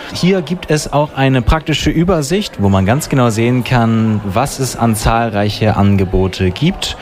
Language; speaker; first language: German; native; German